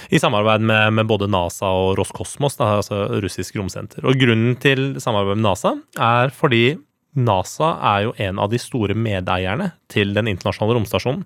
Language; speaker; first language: Norwegian; early bilingual, other home language; Persian